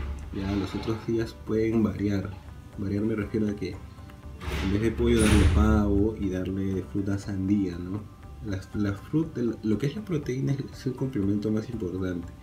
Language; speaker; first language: Spanish; native; Spanish